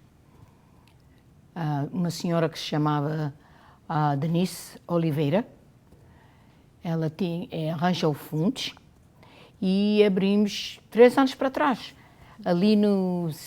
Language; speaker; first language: Portuguese; non-native, local second language; Kabuverdianu